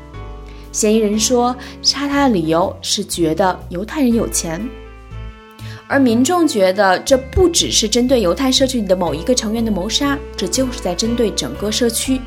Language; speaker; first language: Chinese; native; Chinese